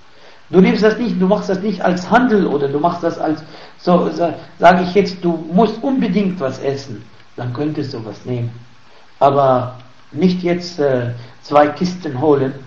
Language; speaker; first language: German; non-native, fluent; Arabic